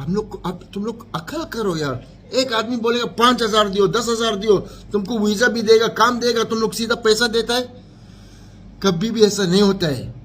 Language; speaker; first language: Hindi; non-native, learner; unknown